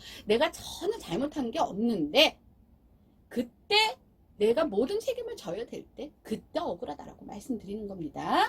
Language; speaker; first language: Korean; native; Korean